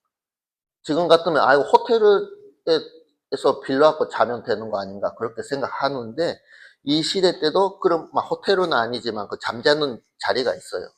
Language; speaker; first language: Korean; early bilingual, heritage; Korean